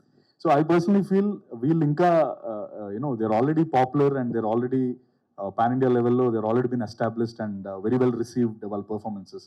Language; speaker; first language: Telugu; native; Telugu